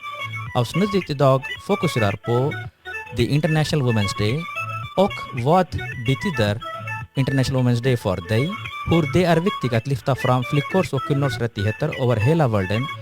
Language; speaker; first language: Swedish; non-native, fluent; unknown